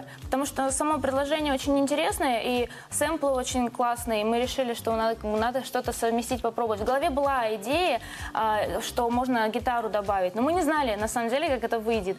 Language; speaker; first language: Russian; native; Russian